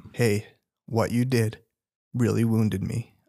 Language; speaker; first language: English; native; English